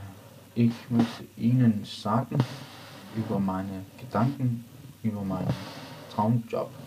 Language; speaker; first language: German; non-native, learner; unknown